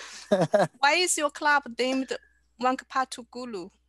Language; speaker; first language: English; non-native, fluent; Chinese